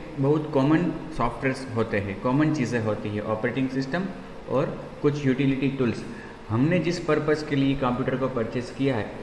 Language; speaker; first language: Hindi; non-native, local second language; Gujarati